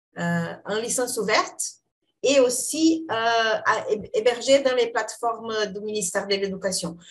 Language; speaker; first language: French; non-native, fluent; Portuguese